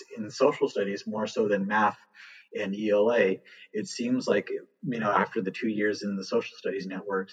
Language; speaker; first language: English; native; English